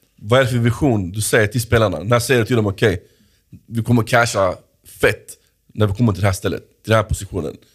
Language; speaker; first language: Swedish; native; Swedish